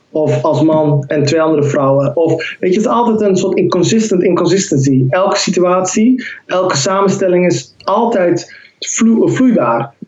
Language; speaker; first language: Dutch; early bilingual, other home language; Somali